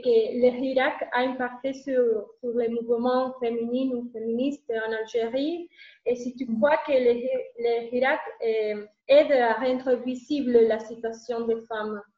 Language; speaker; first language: French; non-native, learner; Spanish